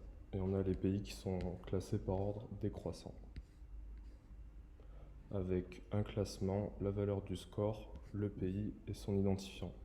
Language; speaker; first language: French; native; French